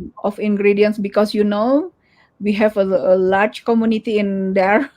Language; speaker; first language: English; non-native, learner; Indonesian